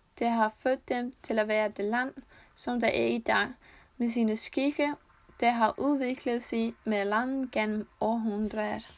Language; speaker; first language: Danish; non-native, learner; Icelandic